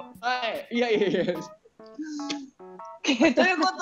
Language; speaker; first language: Japanese; native; Japanese